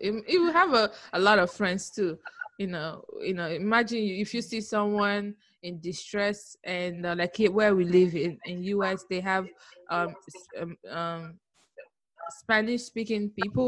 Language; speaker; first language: English; non-native, local second language; Igbo